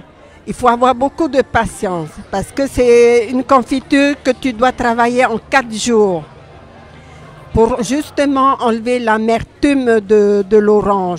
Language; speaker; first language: French; non-native, local second language; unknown